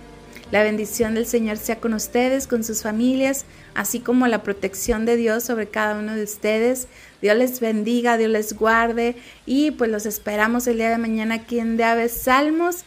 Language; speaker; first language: Spanish; native; Spanish